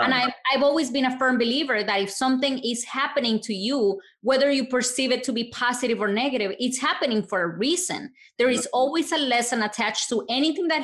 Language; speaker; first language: English; non-native, fluent; Spanish